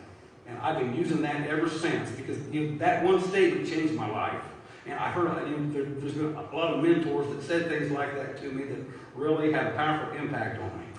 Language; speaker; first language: English; native; English